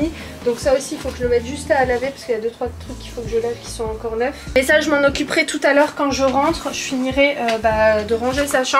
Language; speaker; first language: French; native; French